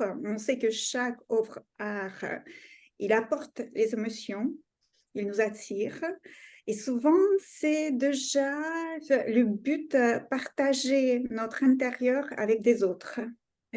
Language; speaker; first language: French; non-native, fluent; Russian